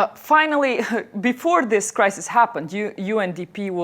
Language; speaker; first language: English; non-native, fluent; Albanian